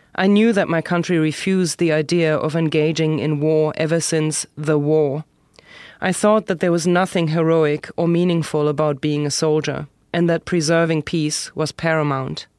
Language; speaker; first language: English; non-native, fluent; German